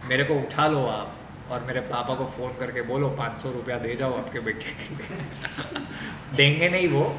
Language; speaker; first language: Hindi; non-native, local second language; Gujarati